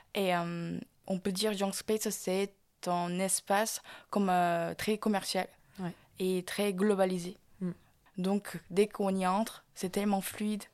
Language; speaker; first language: French; non-native, fluent; Korean